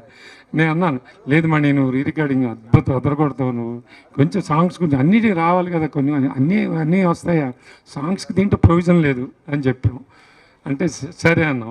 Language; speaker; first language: Telugu; native; Telugu